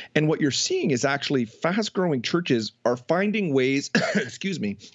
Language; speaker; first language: English; native; English